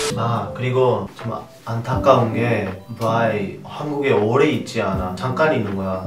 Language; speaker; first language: Korean; non-native, fluent; English